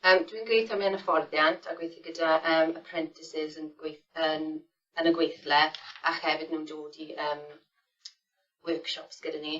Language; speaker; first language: Welsh; non-native, local second language; English